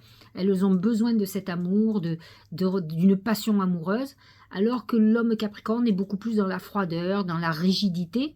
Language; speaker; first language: French; native; French